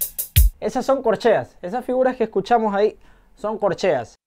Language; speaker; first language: Spanish; native; Spanish